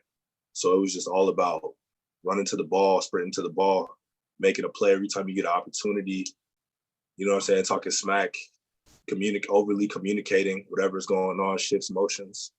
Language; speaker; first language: English; native; English